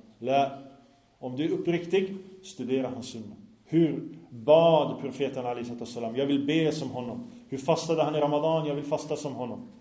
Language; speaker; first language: Swedish; non-native, fluent; Arabic